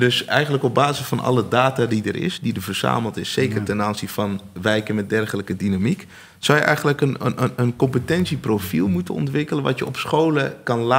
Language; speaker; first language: Dutch; native; Dutch